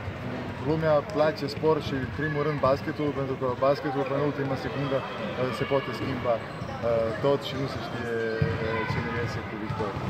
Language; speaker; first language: Romanian; non-native, fluent; Serbian